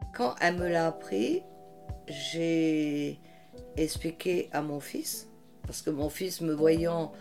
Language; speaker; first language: French; early bilingual, heritage; French